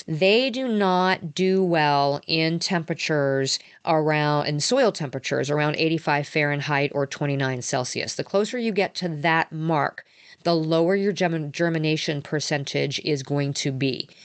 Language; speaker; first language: English; native; English